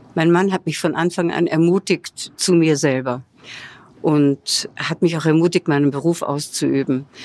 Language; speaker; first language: German; native; German